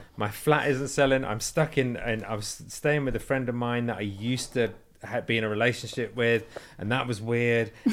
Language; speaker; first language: English; native; English